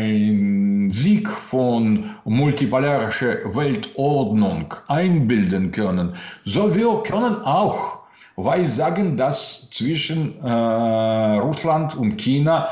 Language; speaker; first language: German; non-native, learner; Russian